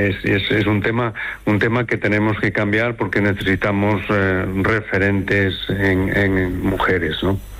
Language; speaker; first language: Spanish; native; Spanish